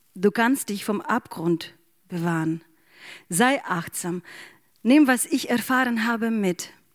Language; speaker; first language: German; non-native, fluent; Ukrainian